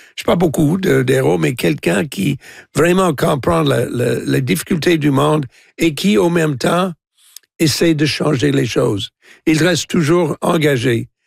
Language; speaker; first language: French; non-native, local second language; English